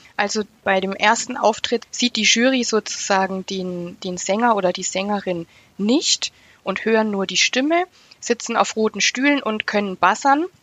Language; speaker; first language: German; native; German